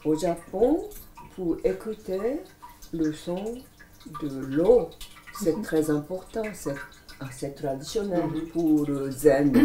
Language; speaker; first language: French; non-native, fluent; Japanese